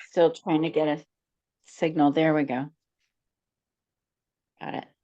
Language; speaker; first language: English; native; English